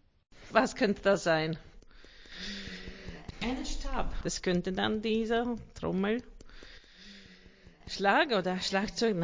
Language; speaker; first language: German; non-native, learner; Hungarian